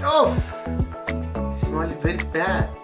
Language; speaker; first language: English; non-native, learner; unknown